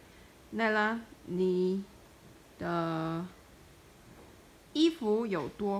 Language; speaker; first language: Chinese; non-native, fluent; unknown